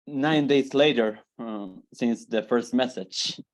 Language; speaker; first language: English; non-native, fluent; Spanish